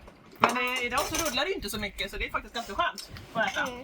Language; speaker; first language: Swedish; native; Swedish